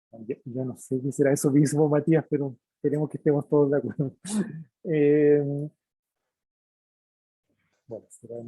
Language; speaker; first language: Spanish; native; Spanish